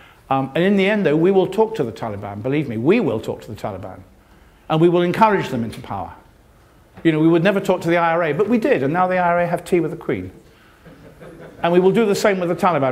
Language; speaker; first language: English; native; English